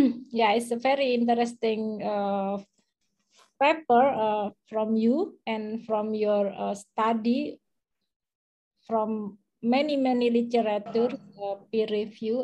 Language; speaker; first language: English; non-native, fluent; Indonesian